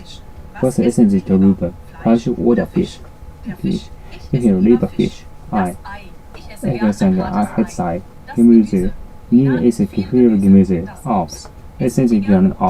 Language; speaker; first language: German; non-native, learner; Japanese